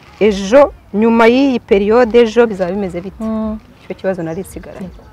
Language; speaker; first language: Kinyarwanda; early bilingual, other home language; Rundi